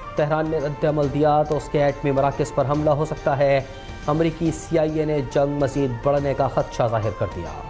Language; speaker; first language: Urdu; native; Urdu